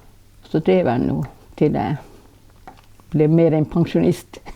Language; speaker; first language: Norwegian; non-native, local second language; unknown